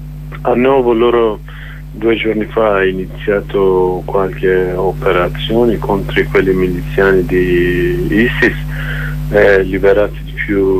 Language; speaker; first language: Italian; non-native, learner; Kurdish